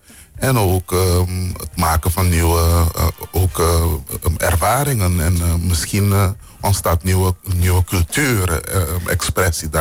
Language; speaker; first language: Dutch; non-native, local second language; Papiamento